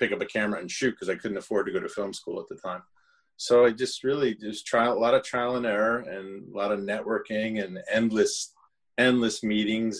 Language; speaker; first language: English; native; English